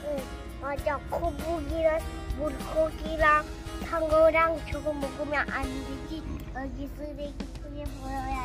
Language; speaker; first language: Korean; early bilingual, heritage; Korean